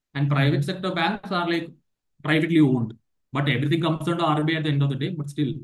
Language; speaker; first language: English; non-native, local second language; Malayalam